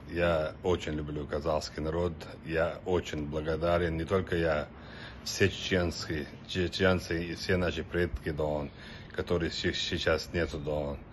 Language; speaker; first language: Russian; non-native, local second language; Chechen